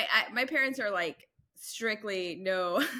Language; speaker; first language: English; native; English